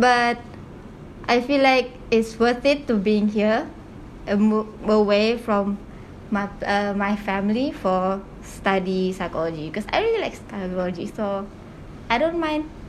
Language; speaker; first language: English; non-native, local second language; Malay